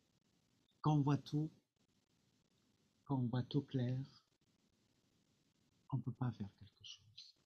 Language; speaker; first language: French; non-native, fluent; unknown